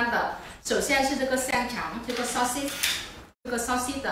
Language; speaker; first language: Chinese; non-native, fluent; Vietnamese